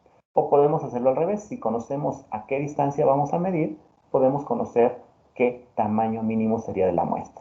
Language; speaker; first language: Spanish; native; Spanish